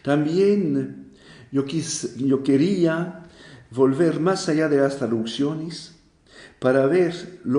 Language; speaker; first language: Spanish; non-native, fluent; French